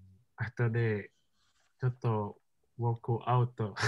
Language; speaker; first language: Japanese; non-native, learner; Indonesian